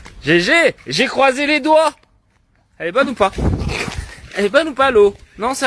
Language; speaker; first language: French; native; French